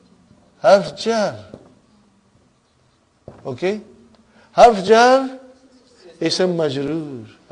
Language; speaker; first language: Arabic; non-native, fluent; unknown